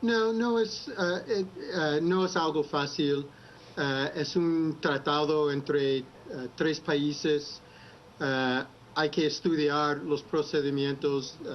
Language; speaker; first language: Spanish; non-native, fluent; English